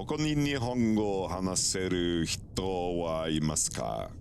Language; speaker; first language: Japanese; non-native, learner; English